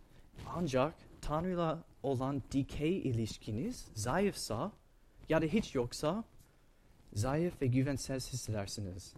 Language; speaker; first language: Turkish; non-native, fluent; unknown